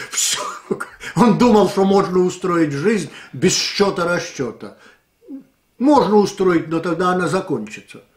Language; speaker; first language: Russian; non-native, local second language; Ukrainian